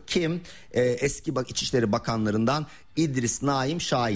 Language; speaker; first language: Turkish; native; Turkish